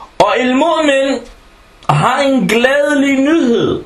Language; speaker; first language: Danish; early bilingual, other home language; Arabic